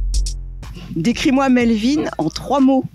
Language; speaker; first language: French; native; French